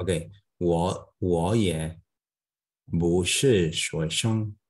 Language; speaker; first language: Chinese; non-native, learner; Spanish